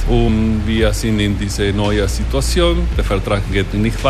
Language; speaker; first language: German; non-native, learner; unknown